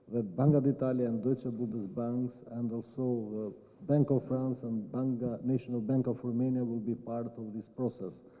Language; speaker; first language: English; non-native, fluent; Albanian